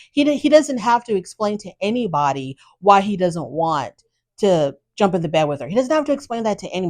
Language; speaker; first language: English; native; English